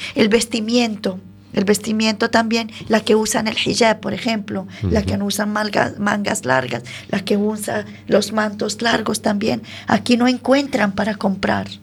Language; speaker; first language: Spanish; non-native, fluent; Arabic